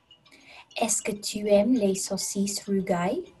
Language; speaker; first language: French; non-native, learner; English